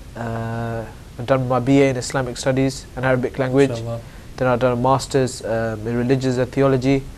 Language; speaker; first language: English; native; English